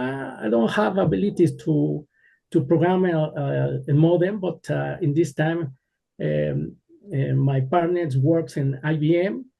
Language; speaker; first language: English; non-native, learner; Spanish